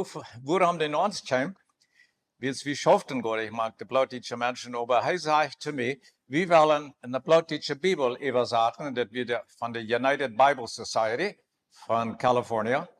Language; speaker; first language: German; non-native, learner; Plautdietsch